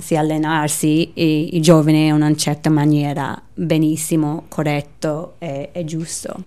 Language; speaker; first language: Italian; non-native, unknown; English